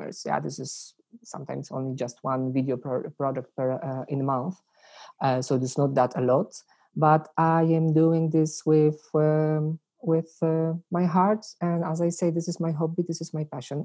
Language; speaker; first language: English; non-native, fluent; Polish